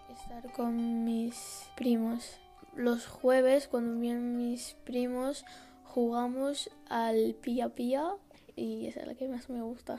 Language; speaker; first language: Spanish; early bilingual, other home language; Arabic